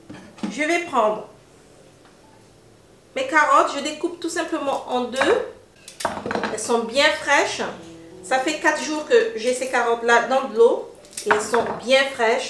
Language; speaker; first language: French; native; French